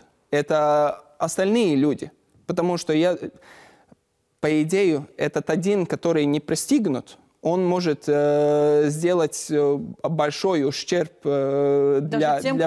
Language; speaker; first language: Russian; non-native, learner; Latvian